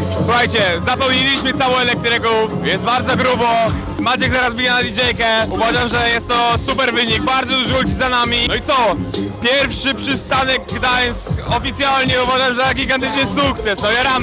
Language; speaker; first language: Polish; native; Polish